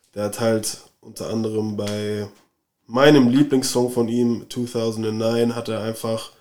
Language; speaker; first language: German; native; German